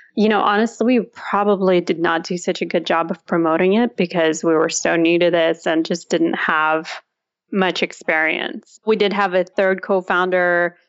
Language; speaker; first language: English; early bilingual, other home language; Russian